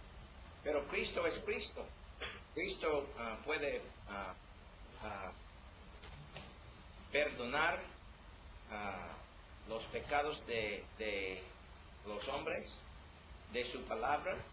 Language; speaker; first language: Spanish; non-native, learner; English